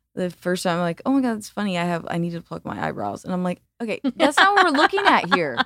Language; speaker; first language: English; native; English